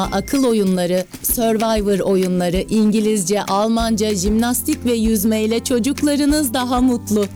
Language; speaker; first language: Turkish; native; Turkish